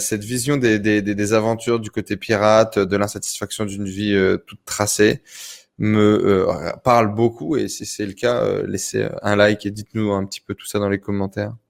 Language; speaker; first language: French; native; French